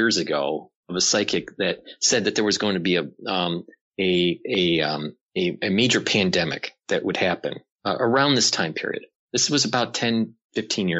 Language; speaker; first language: English; native; English